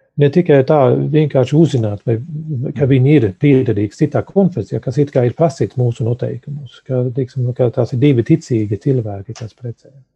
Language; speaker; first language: Latvian; early bilingual, heritage; Latvian